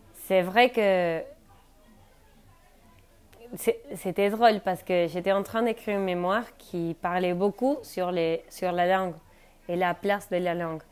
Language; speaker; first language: French; non-native, fluent; Spanish